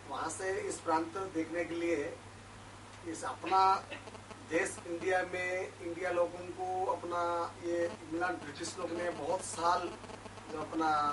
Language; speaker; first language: Hindi; non-native, local second language; Telugu